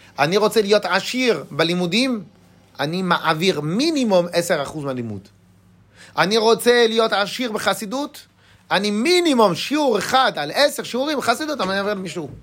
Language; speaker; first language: Hebrew; non-native, fluent; French